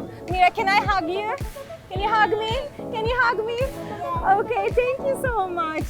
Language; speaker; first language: English; non-native, fluent; Turkish